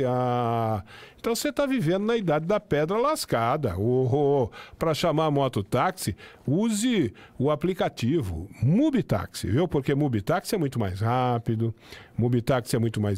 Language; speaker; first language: Portuguese; native; Portuguese